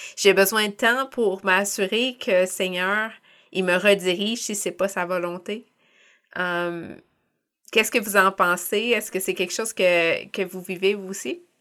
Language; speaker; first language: French; native; French